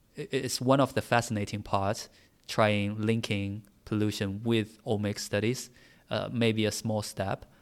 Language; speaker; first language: English; non-native, fluent; Chinese